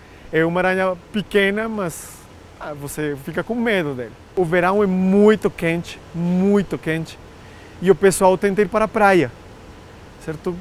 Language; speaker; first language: Portuguese; non-native, fluent; Spanish